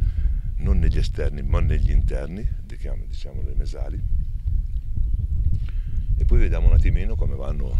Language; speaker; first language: Italian; native; Italian